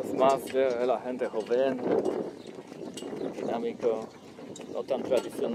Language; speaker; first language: Spanish; non-native, learner; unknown